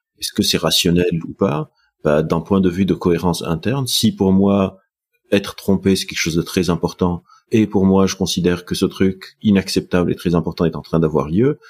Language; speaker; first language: French; non-native, local second language; Arabic